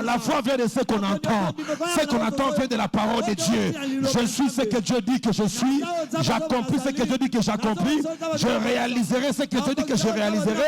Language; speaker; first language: French; non-native, local second language; Lingala